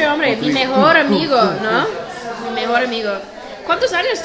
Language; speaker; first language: Spanish; non-native, fluent; English